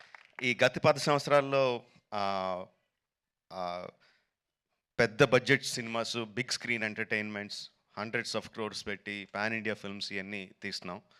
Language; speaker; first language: Telugu; native; Telugu